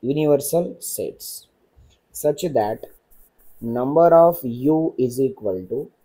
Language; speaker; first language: English; non-native, local second language; Marathi